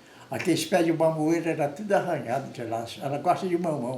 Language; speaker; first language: Portuguese; native; Portuguese